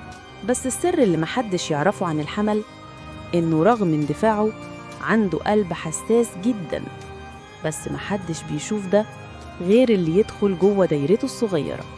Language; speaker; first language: Arabic; native; Arabic